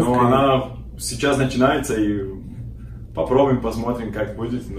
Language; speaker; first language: Russian; non-native, learner; Portuguese